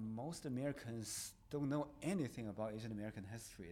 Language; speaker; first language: English; non-native, fluent; Chinese